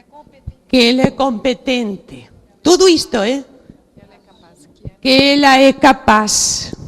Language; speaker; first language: Portuguese; non-native, fluent; Spanish